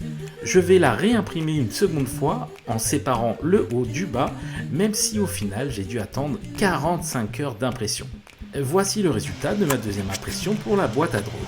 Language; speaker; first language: French; native; French